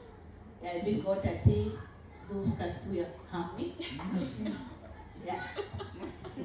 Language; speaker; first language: Danish; non-native, learner; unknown